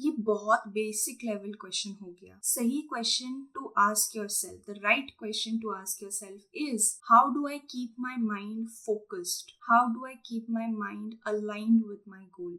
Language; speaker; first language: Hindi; non-native, local second language; Marathi